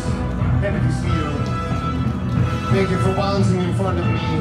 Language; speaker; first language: English; non-native, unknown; Russian